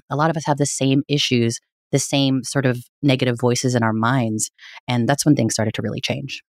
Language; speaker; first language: English; early bilingual, other home language; Filipino